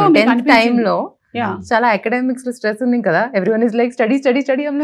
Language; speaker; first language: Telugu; non-native, learner; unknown